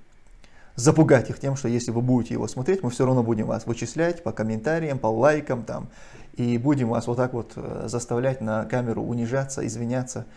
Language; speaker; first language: Russian; non-native, local second language; Chechen